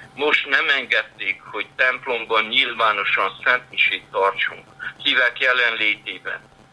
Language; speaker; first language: Hungarian; native; Hungarian